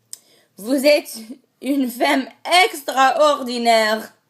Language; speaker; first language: French; non-native, learner; English